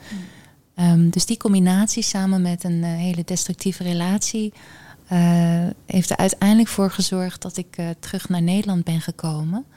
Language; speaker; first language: Dutch; early bilingual, heritage; Dutch